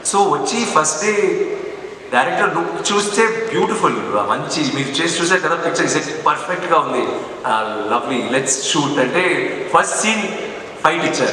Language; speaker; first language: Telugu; non-native, fluent; Tamil